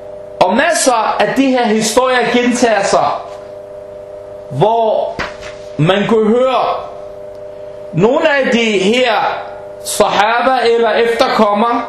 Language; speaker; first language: Danish; early bilingual, heritage; Danish